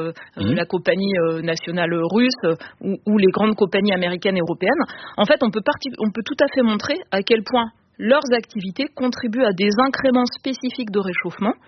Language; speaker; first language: French; native; French